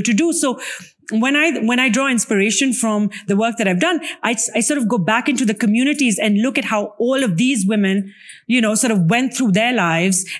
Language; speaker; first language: English; non-native, local second language; Urdu